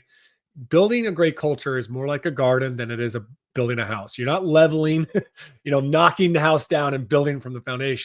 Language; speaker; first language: English; native; English